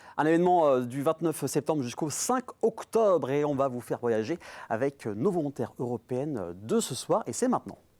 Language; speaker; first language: French; native; French